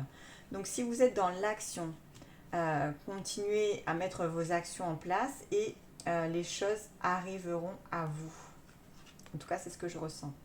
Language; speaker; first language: French; native; French